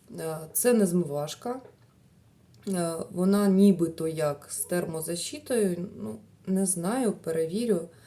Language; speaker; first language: Ukrainian; non-native, local second language; Russian